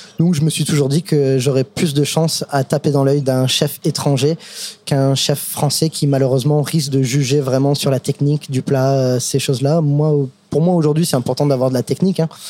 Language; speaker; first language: French; non-native, fluent; English